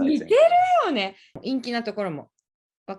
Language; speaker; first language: Japanese; native; Japanese